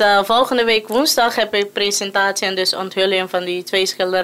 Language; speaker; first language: Dutch; non-native, local second language; Papiamento